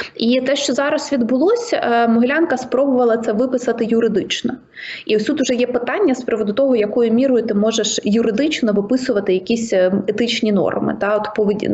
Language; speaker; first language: Ukrainian; native; Ukrainian